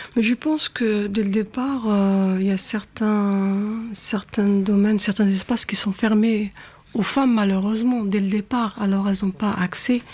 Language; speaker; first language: French; non-native, local second language; Arabic